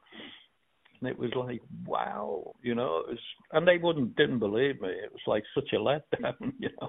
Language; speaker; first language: English; native; English